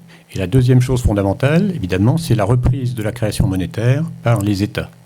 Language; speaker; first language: French; native; French